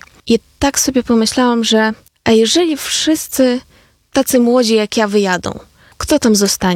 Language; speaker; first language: Polish; non-native, fluent; Ukrainian